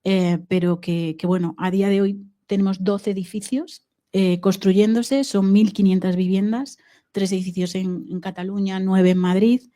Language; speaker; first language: Spanish; native; Spanish